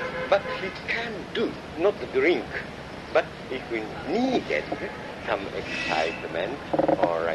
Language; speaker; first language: English; non-native, learner; Japanese